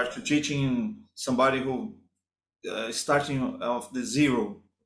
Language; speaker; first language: English; non-native, learner; Portuguese